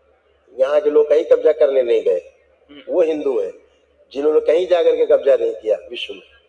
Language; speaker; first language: Hindi; native; Hindi